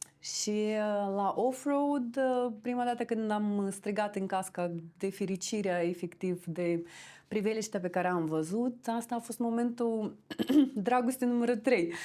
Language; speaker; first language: Romanian; non-native, fluent; Russian